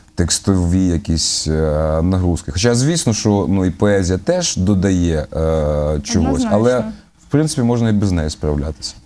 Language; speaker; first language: Ukrainian; native; Ukrainian